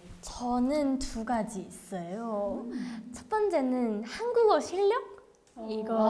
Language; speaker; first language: Korean; non-native, learner; Chinese